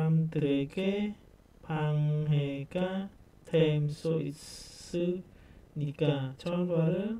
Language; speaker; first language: Korean; non-native, fluent; Khmer